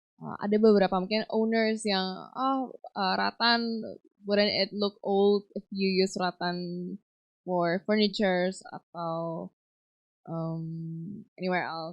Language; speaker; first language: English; non-native, fluent; Indonesian